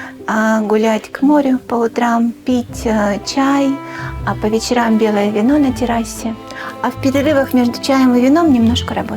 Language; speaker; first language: Russian; native; Russian